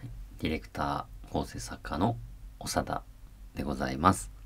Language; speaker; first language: Japanese; native; Japanese